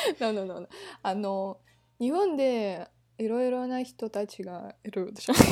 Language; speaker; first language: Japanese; non-native, learner; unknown